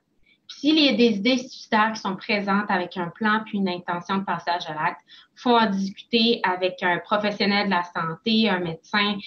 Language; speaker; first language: French; native; French